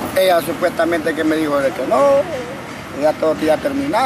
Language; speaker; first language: Spanish; native; Spanish